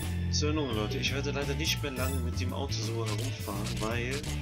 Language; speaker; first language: German; native; German